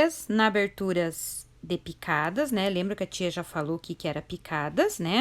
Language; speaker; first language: Portuguese; native; Portuguese